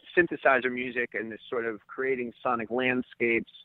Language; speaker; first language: English; native; English